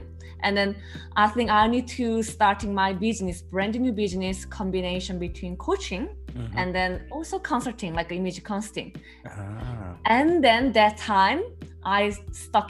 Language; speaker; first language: English; non-native, learner; Korean